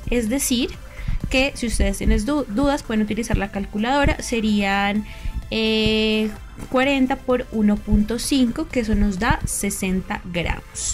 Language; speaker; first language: Spanish; native; Spanish